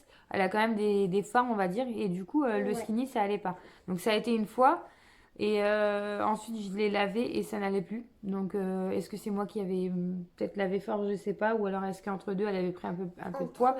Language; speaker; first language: French; native; French